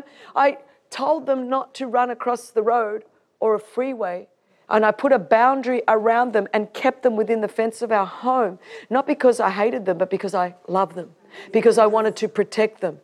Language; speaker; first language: English; native; English